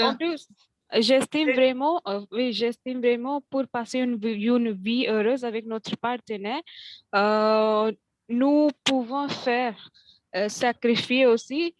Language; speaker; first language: French; non-native, learner; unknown